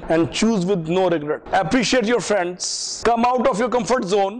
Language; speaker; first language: English; non-native, local second language; Punjabi